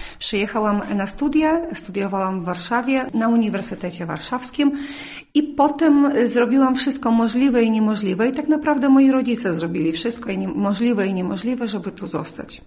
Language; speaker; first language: Polish; early bilingual, heritage; Polish